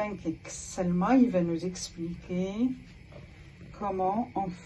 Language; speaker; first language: French; non-native, local second language; Arabic